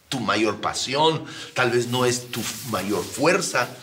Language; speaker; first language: Spanish; native; Spanish